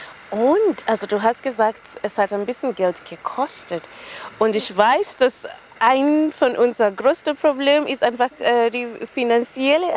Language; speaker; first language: German; non-native, fluent; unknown